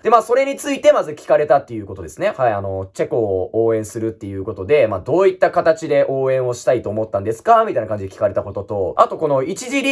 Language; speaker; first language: Japanese; native; Japanese